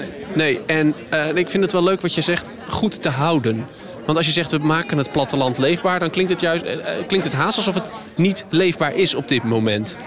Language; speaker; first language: Dutch; native; Dutch